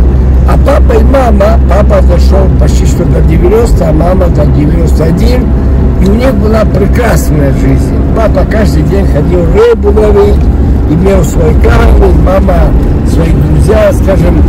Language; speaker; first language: Russian; early bilingual, heritage; Russian